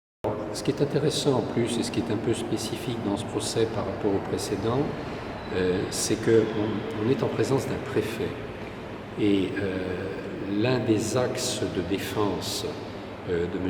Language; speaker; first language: French; native; French